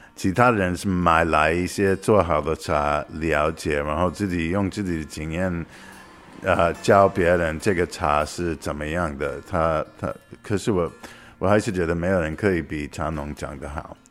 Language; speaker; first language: Chinese; non-native, fluent; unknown